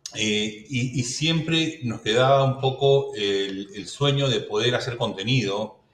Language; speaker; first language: Spanish; native; Spanish